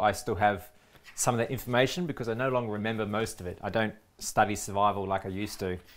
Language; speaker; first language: English; native; English